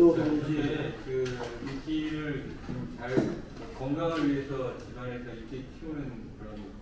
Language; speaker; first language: Korean; native; Korean